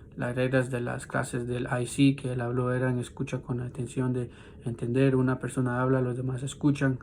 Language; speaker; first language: Spanish; non-native, learner; English